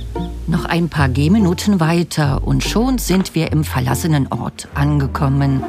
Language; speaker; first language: German; native; German